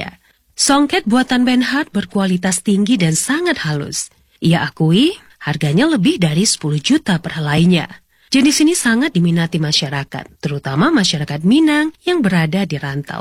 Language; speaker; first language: Indonesian; native; Indonesian